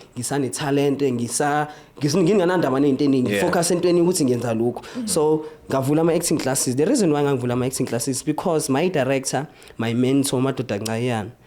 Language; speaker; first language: Zulu; native; Zulu